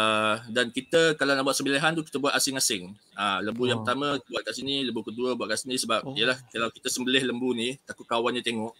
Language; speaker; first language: Malay; native; Malay